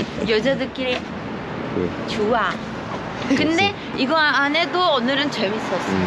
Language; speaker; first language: Korean; non-native, learner; Turkish